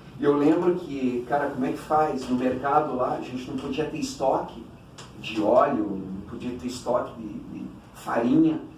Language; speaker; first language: Portuguese; early bilingual, other home language; Cantonese